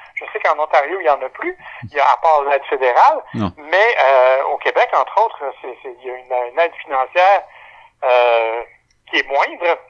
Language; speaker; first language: French; native; French